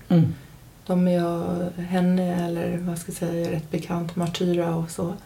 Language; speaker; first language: Swedish; early bilingual, heritage; Swedish